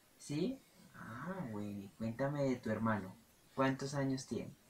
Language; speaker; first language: Spanish; native; Spanish